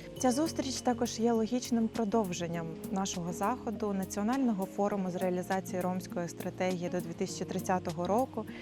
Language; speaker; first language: Ukrainian; native; Ukrainian